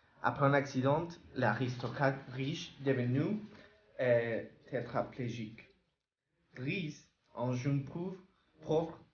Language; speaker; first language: French; non-native, learner; Spanish